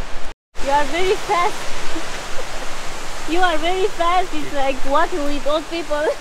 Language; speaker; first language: English; non-native, fluent; Romanian